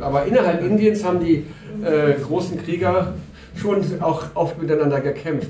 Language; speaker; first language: German; native; German